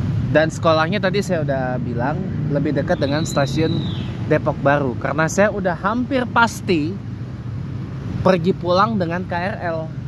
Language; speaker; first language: Indonesian; native; Indonesian